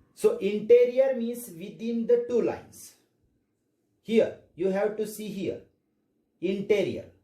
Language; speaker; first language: English; non-native, local second language; Marathi